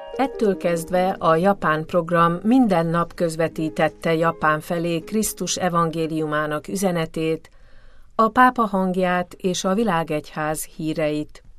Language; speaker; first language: Hungarian; native; Hungarian